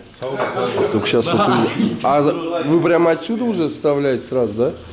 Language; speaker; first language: Russian; native; Russian